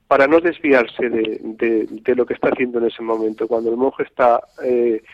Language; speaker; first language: Spanish; native; Spanish